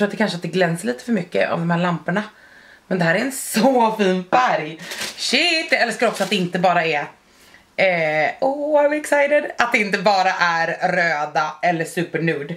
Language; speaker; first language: Swedish; native; Swedish